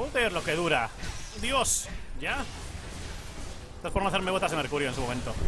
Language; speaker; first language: Spanish; native; Spanish